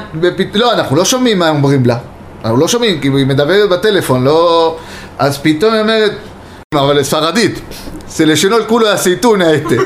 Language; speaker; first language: Hebrew; non-native, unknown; Spanish